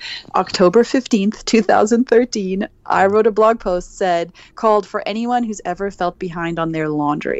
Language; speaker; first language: English; native; English